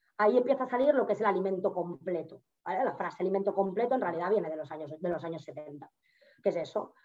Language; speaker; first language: Spanish; native; Spanish